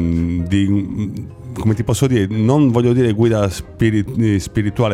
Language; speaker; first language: Italian; native; Italian